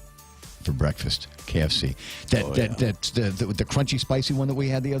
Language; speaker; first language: English; native; English